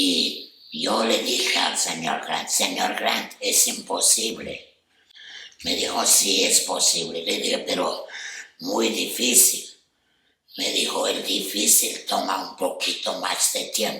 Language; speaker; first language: Spanish; non-native, fluent; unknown